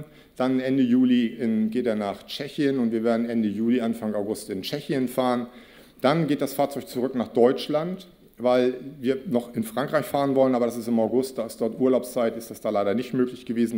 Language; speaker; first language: German; native; German